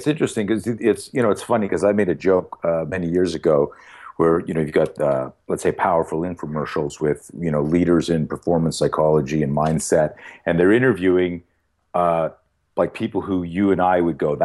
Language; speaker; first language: English; native; English